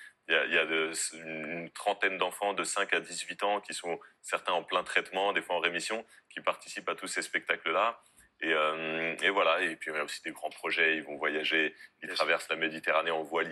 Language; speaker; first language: French; native; French